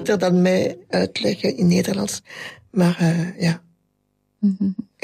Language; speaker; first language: Dutch; non-native, local second language; French